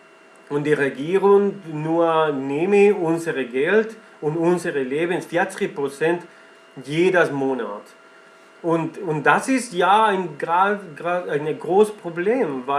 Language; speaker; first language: German; non-native, learner; Spanish